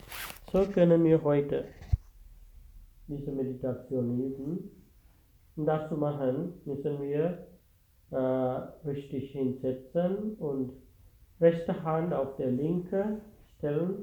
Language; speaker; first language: German; non-native, fluent; Sinhala